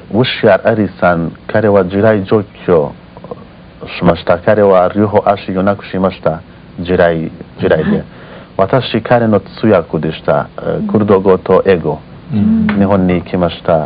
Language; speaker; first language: Japanese; non-native, learner; Kurdish